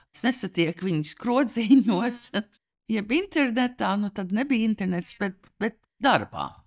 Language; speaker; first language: Latvian; early bilingual, heritage; Latvian